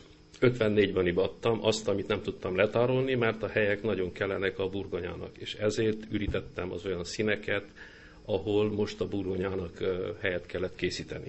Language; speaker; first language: Hungarian; native; Hungarian